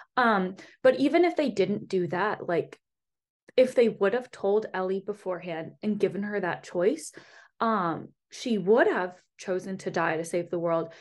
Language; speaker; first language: English; native; English